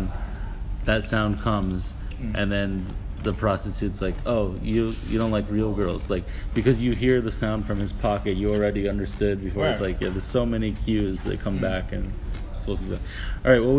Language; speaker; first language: English; native; English